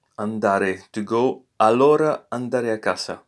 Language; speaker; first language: Italian; non-native, fluent; English